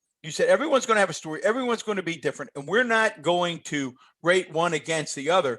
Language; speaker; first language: English; native; English